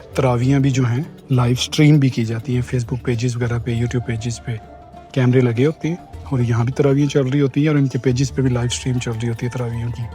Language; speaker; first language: Urdu; native; Urdu